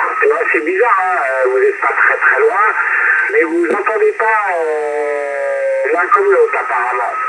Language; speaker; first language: French; native; French